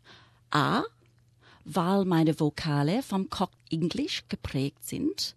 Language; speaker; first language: German; non-native, fluent; English